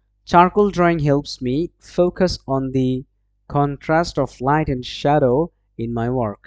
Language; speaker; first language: English; non-native, local second language; Bangla